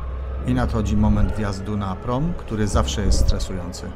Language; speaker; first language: Polish; native; Polish